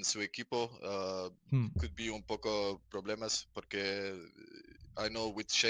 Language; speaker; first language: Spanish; non-native, learner; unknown